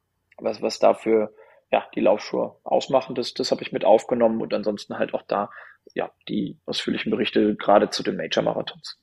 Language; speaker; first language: German; native; German